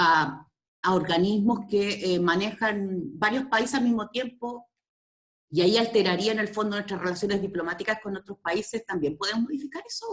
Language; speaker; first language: Spanish; native; Spanish